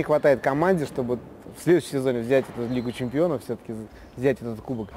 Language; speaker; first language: Russian; native; Russian